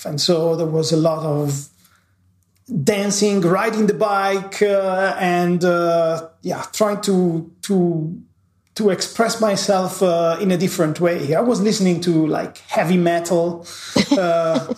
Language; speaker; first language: English; non-native, fluent; Italian